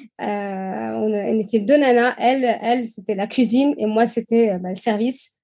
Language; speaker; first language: French; non-native, fluent; Arabic